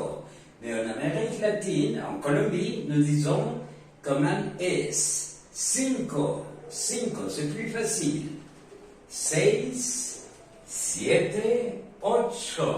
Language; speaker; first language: French; non-native, fluent; Spanish